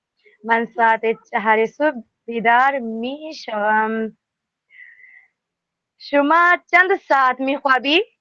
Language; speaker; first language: Persian; non-native, learner; Urdu